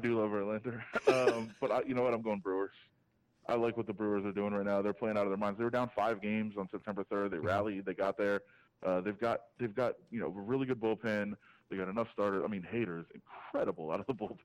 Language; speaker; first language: English; native; English